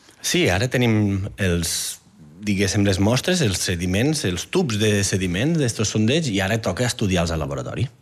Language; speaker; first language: Catalan; native; Catalan